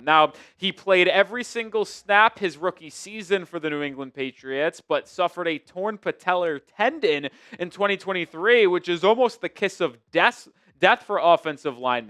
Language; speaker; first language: English; native; English